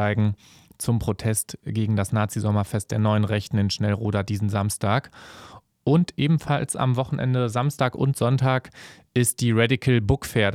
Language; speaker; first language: German; native; German